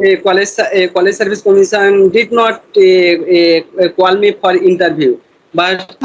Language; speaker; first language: English; non-native, learner; Bangla